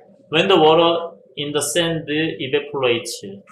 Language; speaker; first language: English; non-native, fluent; Korean